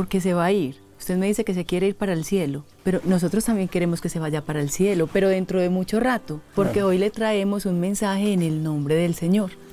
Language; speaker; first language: Spanish; native; Spanish